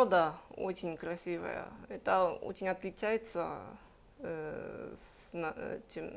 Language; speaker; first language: Russian; non-native, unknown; Japanese